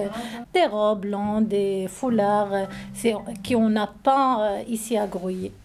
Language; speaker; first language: French; non-native, learner; Arabic